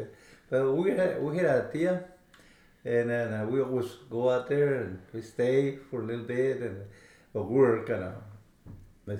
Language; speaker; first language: English; non-native, fluent; Spanish